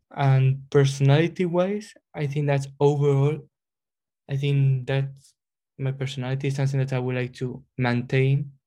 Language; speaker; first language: English; non-native, fluent; Spanish